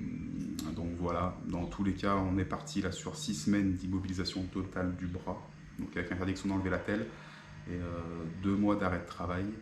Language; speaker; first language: French; native; French